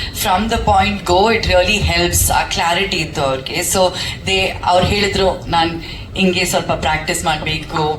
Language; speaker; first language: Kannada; non-native, local second language; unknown